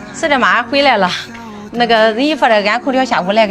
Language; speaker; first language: Chinese; native; Chinese